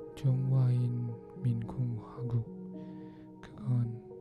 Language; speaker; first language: Korean; non-native, learner; Filipino